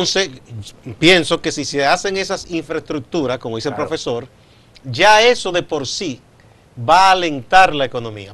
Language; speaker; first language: Spanish; native; Spanish